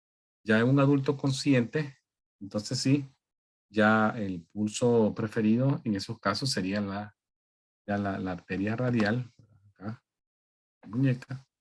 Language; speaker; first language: Spanish; native; Spanish